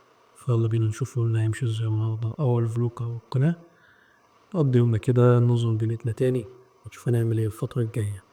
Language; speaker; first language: Arabic; native; Arabic